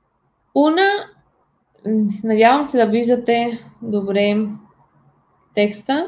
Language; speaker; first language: Bulgarian; non-native, fluent; Spanish